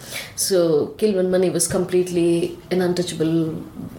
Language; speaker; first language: English; non-native, local second language; Tamil